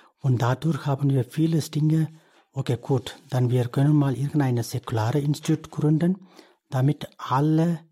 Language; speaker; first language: German; non-native, learner; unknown